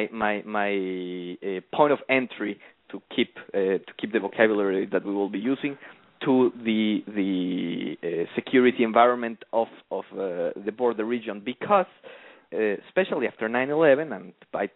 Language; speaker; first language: English; non-native, fluent; Spanish